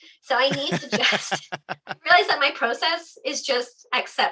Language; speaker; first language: English; native; English